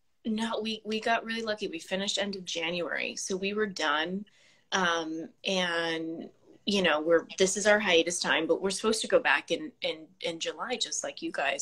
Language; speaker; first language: English; early bilingual, other home language; Spanish